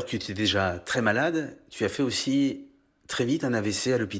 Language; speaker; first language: French; native; French